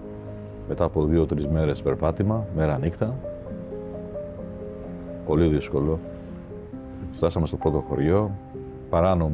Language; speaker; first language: Greek; non-native, fluent; Albanian